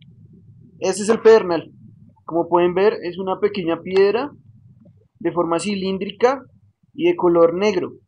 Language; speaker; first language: Spanish; native; Spanish